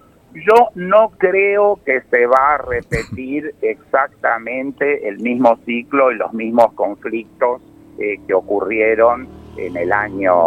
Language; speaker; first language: Spanish; native; Spanish